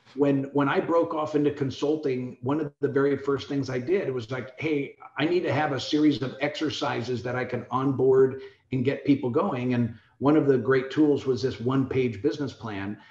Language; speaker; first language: English; native; English